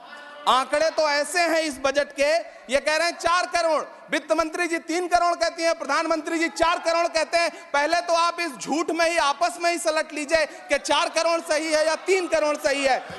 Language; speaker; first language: Hindi; native; Hindi